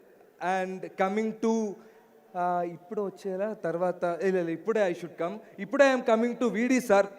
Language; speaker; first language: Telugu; non-native, learner; Malayalam